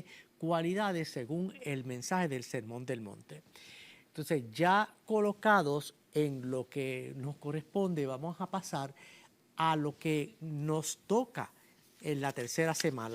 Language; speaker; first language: Spanish; native; Spanish